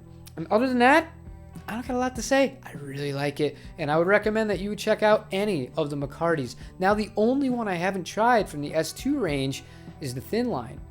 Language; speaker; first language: English; native; English